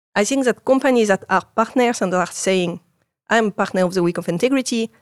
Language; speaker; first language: English; non-native, fluent; French